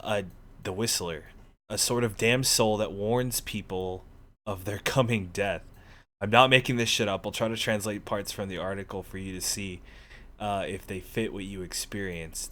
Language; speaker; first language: English; native; English